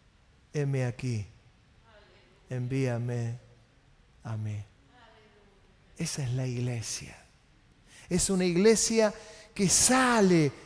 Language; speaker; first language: Spanish; native; Spanish